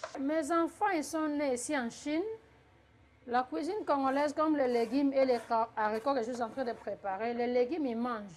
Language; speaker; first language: French; non-native, local second language; Lingala